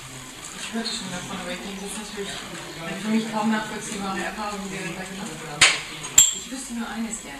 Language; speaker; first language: German; native; German